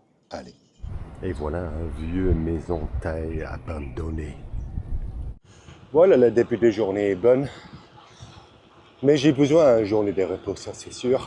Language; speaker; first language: French; non-native, fluent; English